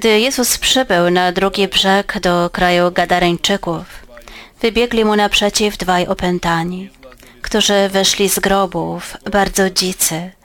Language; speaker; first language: Polish; native; Polish